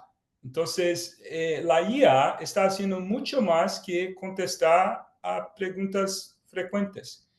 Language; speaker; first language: Spanish; non-native, fluent; Portuguese